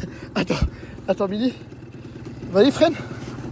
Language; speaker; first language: French; native; French